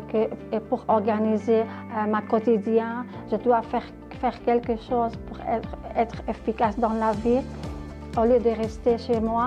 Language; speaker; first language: French; non-native, learner; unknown